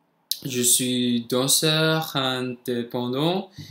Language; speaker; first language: French; non-native, learner; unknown